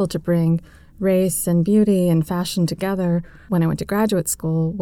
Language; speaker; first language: English; native; English